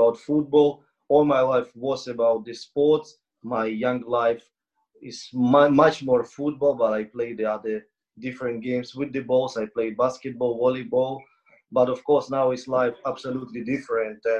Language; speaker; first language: English; non-native, learner; Ukrainian